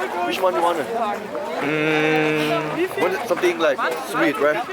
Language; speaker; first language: English; non-native, fluent; Thai